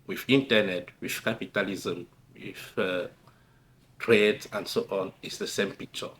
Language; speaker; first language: English; non-native, local second language; French